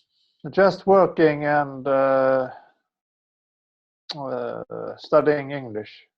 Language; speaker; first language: English; non-native, fluent; Swedish